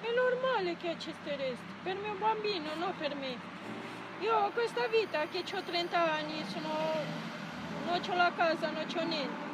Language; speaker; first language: Italian; non-native, learner; Romanian